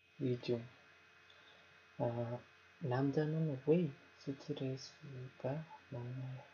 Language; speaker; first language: Korean; non-native, learner; Nepali